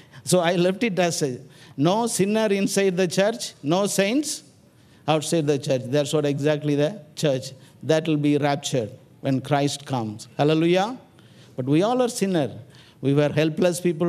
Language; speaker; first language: English; non-native, local second language; Tamil